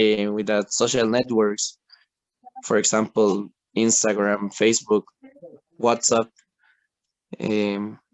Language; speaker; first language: English; non-native, learner; Spanish